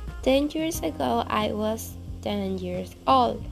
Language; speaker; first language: English; non-native, learner; Spanish